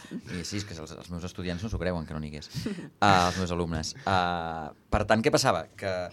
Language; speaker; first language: Catalan; native; Catalan